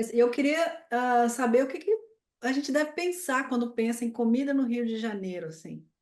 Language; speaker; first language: Portuguese; native; Portuguese